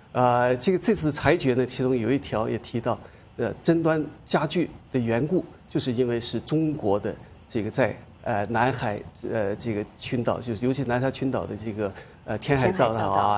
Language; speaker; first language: Chinese; native; Chinese